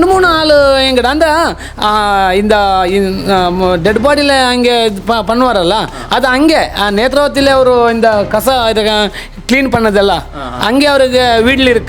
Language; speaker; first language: Tamil; non-native, learner; Kannada